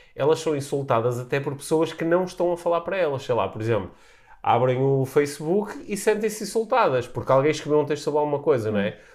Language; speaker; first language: Portuguese; native; Portuguese